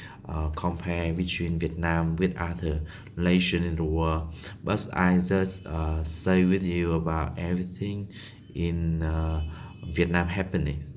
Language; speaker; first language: English; non-native, learner; Vietnamese